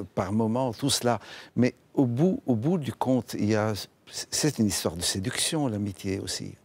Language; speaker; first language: French; non-native, fluent; Arabic